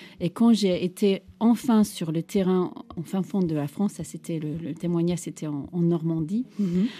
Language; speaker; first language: French; non-native, fluent; Turkish